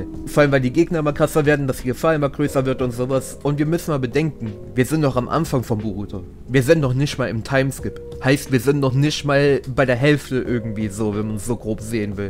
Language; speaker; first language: German; native; German